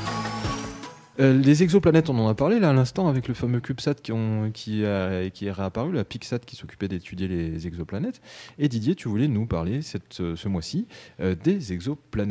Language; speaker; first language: French; native; French